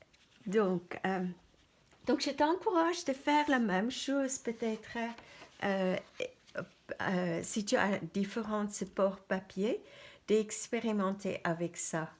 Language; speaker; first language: French; non-native, fluent; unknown